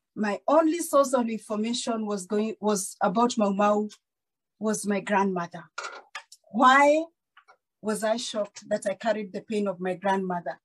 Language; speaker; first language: English; non-native, local second language; Kikuyu